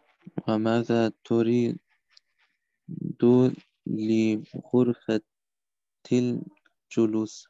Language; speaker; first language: Arabic; non-native, learner; German